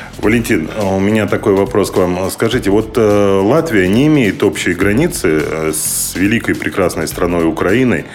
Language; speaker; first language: Russian; native; Russian